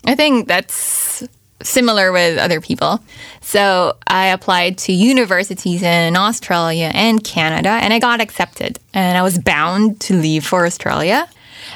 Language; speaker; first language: English; native; English